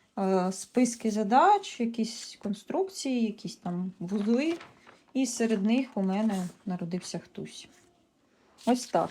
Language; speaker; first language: Ukrainian; native; Ukrainian